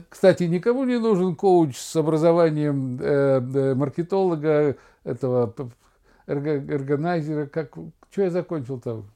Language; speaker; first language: Russian; native; Russian